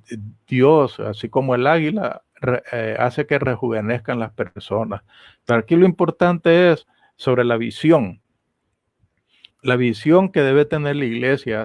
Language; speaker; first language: Spanish; native; Spanish